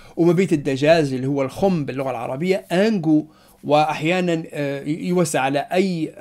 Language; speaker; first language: Arabic; non-native, local second language; Berber languages